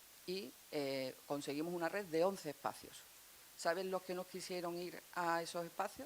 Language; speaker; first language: Spanish; native; Spanish